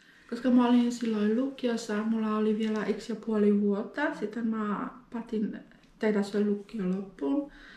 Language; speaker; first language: Finnish; non-native, fluent; Polish